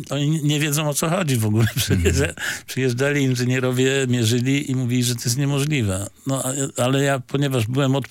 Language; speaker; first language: Polish; native; Polish